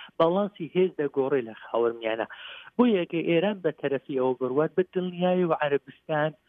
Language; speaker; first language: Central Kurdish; native; Central Kurdish